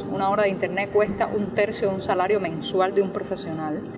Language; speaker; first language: Spanish; native; Spanish